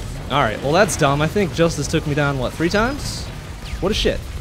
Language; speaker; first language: English; native; English